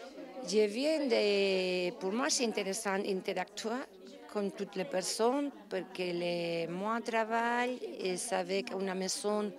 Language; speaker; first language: French; non-native, learner; Spanish